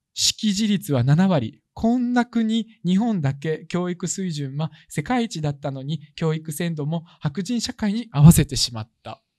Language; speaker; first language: Japanese; early bilingual, other home language; Russian